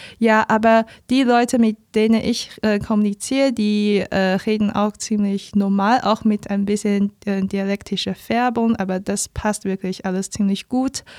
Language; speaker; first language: German; non-native, fluent; Chinese